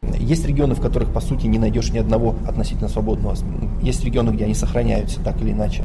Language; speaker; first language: Russian; native; Russian